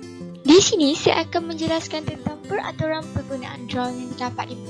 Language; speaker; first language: Malay; native; Malay